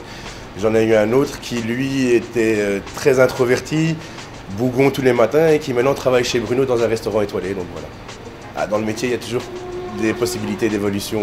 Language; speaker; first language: French; native; French